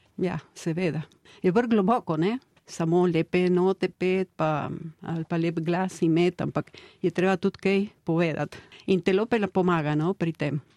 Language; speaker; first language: Slovenian; early bilingual, heritage; Slovenian